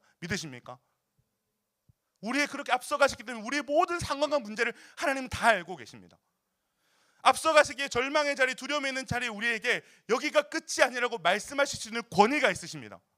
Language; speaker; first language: Korean; native; Korean